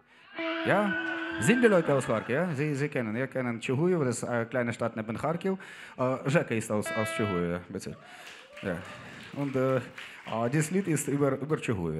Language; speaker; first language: German; non-native, learner; Ukrainian